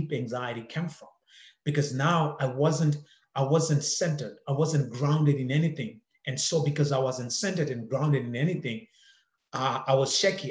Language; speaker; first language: English; non-native, local second language; Shona